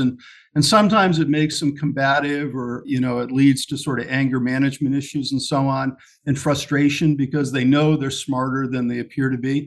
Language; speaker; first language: English; native; English